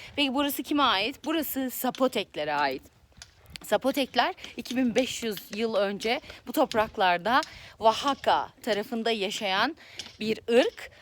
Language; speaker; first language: Turkish; native; Turkish